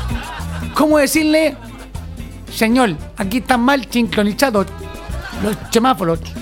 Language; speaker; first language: Spanish; native; Spanish